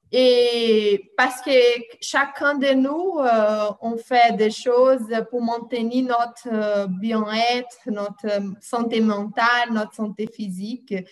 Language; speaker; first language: French; non-native, fluent; Portuguese